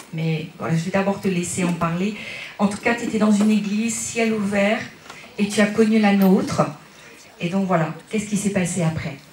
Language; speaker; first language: French; native; French